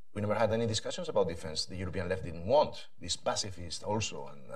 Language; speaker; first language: English; non-native, fluent; Spanish